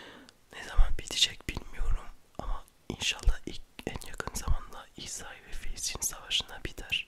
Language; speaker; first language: Turkish; early bilingual, heritage; French